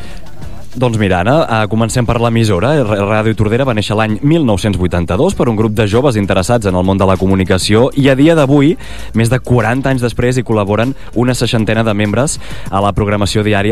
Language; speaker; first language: Catalan; native; Catalan